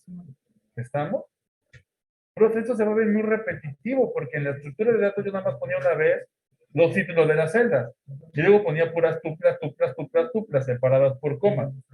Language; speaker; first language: Spanish; native; Spanish